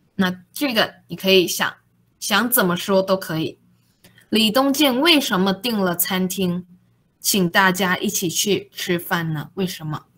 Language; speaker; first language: Chinese; native; Chinese